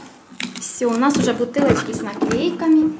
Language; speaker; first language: Russian; native; Russian